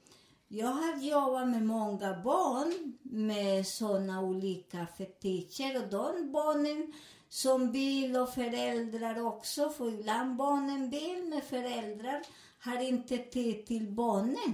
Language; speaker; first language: Swedish; non-native, fluent; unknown